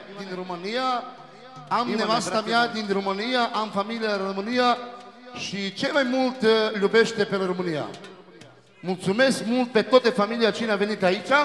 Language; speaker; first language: Romanian; non-native, learner; Serbian